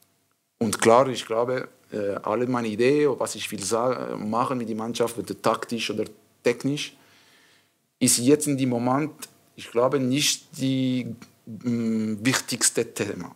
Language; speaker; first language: German; non-native, learner; French